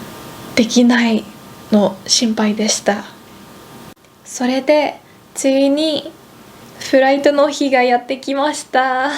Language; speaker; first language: Japanese; non-native, fluent; Dutch